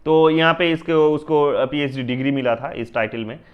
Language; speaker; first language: Hindi; non-native, local second language; Bangla